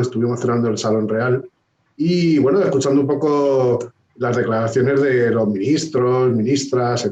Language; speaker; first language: Spanish; native; Spanish